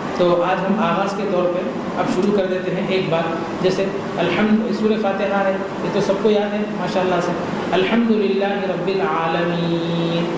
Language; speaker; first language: Urdu; native; Urdu